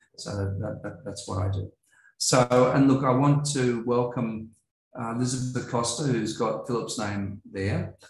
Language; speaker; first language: English; native; English